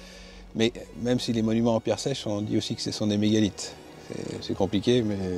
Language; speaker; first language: French; native; French